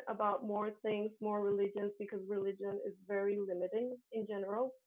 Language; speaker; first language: English; non-native, fluent; Spanish